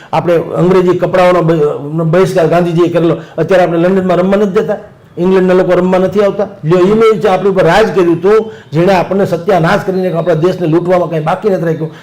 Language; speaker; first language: Gujarati; native; Gujarati